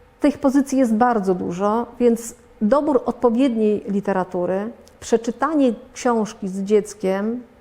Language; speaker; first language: Polish; native; Polish